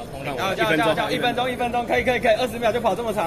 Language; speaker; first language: Chinese; native; Chinese